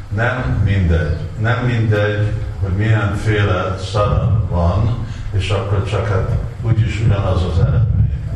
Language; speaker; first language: Hungarian; non-native, learner; Russian